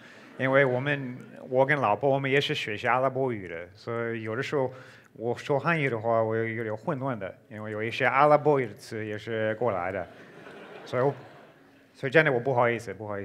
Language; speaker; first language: Chinese; non-native, fluent; English